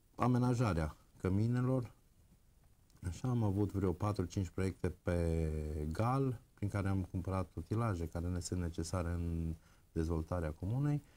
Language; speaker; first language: Romanian; native; Romanian